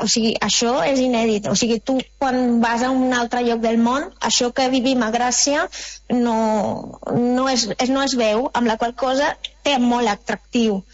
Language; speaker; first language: Catalan; non-native, fluent; Spanish